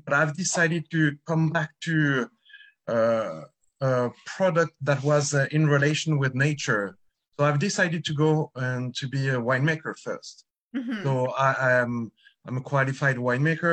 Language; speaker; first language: English; non-native, fluent; French